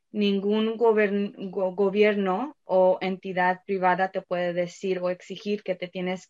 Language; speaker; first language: Spanish; early bilingual, heritage; Spanish